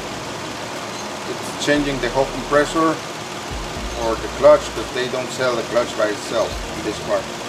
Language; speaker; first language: English; non-native, fluent; Spanish